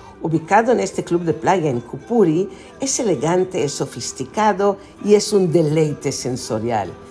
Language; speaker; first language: Spanish; native; Spanish